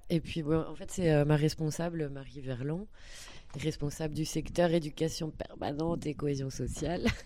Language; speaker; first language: French; native; French